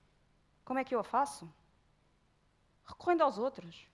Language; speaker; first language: Portuguese; native; Portuguese